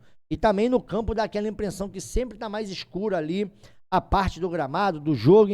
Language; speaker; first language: Portuguese; native; Portuguese